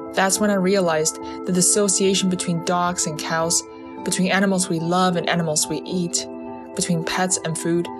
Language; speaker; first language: English; early bilingual, other home language; Chinese